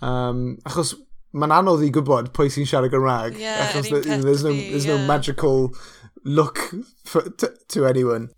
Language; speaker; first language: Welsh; non-native, local second language; English